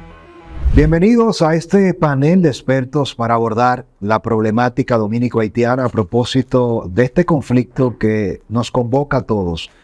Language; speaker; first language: Spanish; native; Spanish